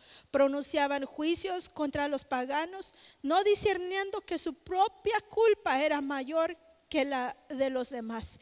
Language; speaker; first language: Spanish; native; Spanish